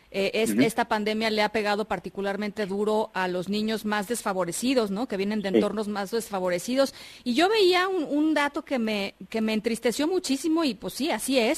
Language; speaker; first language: Spanish; native; Spanish